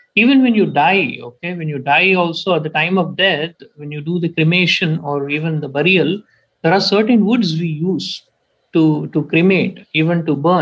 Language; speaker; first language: English; non-native, local second language; Tamil